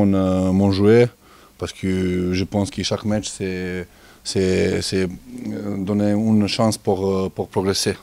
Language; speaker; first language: French; non-native, learner; Serbian